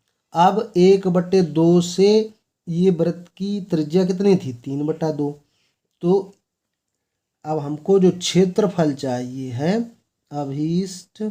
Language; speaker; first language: Hindi; native; Hindi